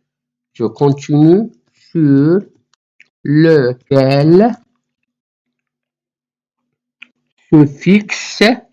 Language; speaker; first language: French; non-native, fluent; Arabic